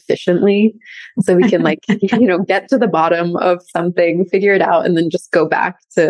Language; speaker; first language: English; native; English